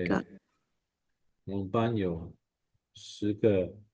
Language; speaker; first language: Chinese; non-native, fluent; Indonesian